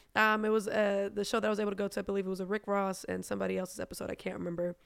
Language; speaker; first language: English; non-native, fluent; German